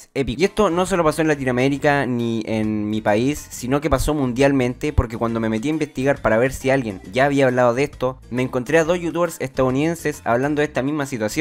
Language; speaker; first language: Spanish; native; Spanish